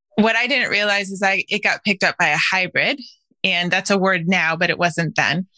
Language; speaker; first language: English; native; English